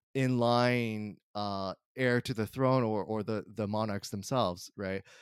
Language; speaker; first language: English; early bilingual, other home language; Japanese